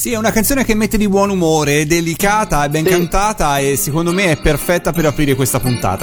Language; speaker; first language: Italian; native; Italian